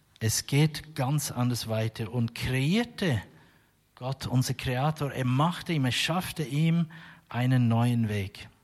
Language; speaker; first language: German; native; German